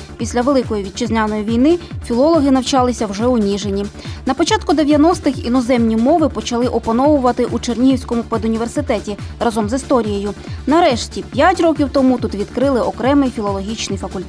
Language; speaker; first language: Ukrainian; native; Ukrainian